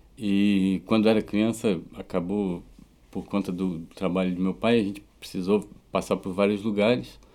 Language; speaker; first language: Portuguese; native; Portuguese